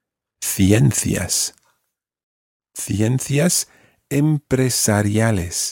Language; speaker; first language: Spanish; non-native, fluent; English